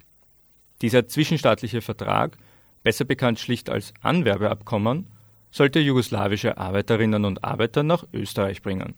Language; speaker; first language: German; native; German